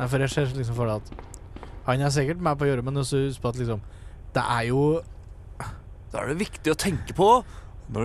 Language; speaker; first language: Norwegian; native; Norwegian